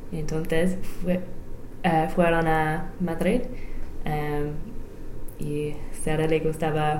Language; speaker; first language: Spanish; non-native, learner; English